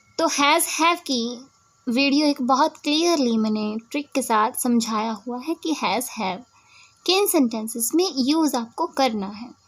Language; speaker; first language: Hindi; native; Hindi